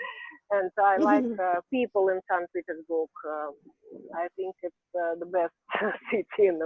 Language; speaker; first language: English; non-native, learner; Russian